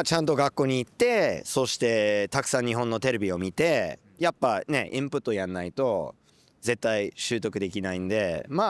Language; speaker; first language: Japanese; non-native, fluent; English